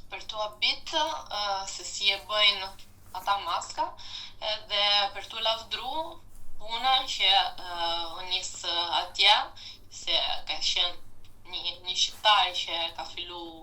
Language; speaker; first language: Albanian; non-native, fluent; Italian